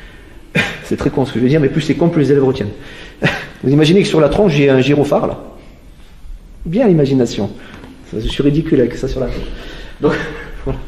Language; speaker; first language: French; native; French